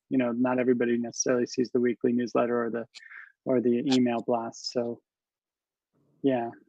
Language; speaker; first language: English; native; English